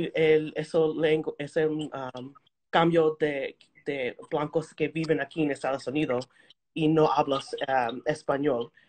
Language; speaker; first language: Spanish; early bilingual, heritage; Spanish